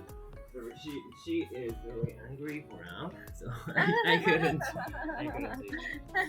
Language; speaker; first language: English; non-native, fluent; Japanese